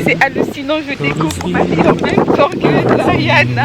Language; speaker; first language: French; native; French